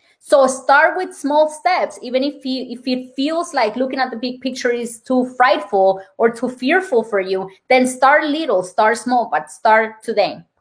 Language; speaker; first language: English; non-native, fluent; Spanish